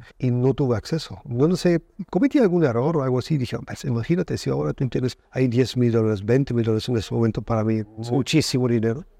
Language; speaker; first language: Spanish; non-native, fluent; German